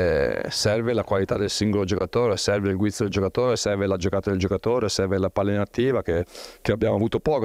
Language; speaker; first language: Italian; native; Italian